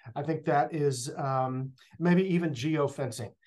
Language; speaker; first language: English; native; English